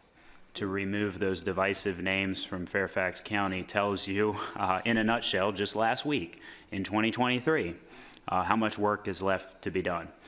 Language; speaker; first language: English; native; English